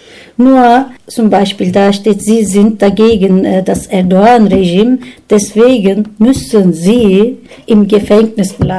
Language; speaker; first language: German; non-native, learner; Turkish